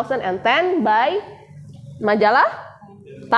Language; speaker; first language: English; non-native, fluent; Indonesian